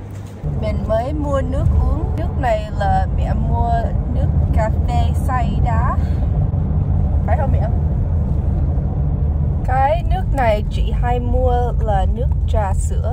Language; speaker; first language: Vietnamese; early bilingual, heritage; Vietnamese